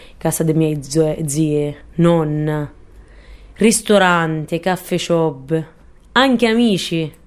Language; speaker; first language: Italian; non-native, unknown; Arabic